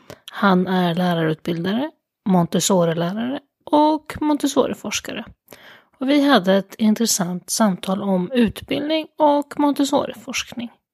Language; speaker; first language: Swedish; native; Swedish